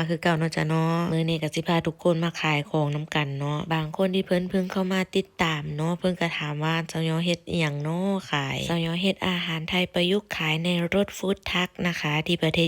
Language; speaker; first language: Thai; non-native, local second language; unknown